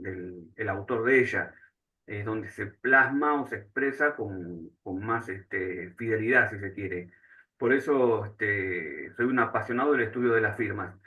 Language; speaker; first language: Spanish; native; Spanish